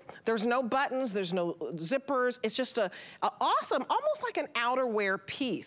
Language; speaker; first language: English; native; English